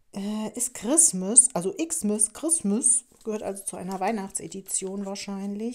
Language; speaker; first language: German; native; German